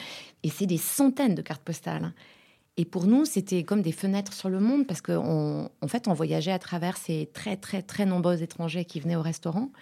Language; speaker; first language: French; native; French